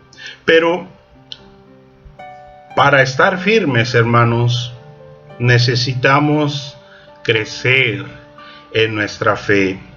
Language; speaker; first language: Spanish; native; Spanish